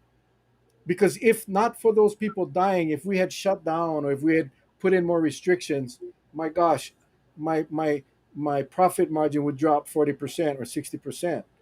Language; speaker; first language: English; native; English